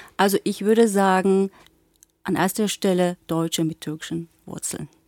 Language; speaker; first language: German; early bilingual, other home language; Turkish